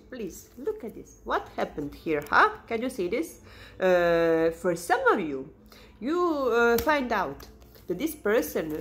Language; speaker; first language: English; non-native, fluent; Serbian